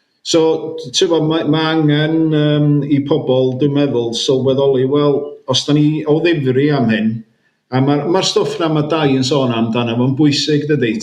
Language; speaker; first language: Welsh; native; Welsh